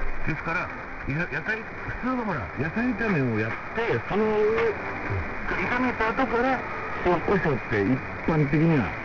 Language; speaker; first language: Japanese; native; Japanese